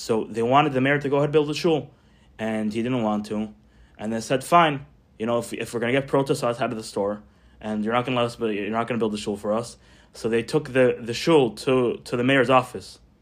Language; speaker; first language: English; non-native, fluent; Hebrew